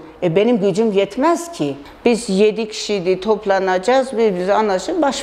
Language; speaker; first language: Turkish; non-native, learner; Armenian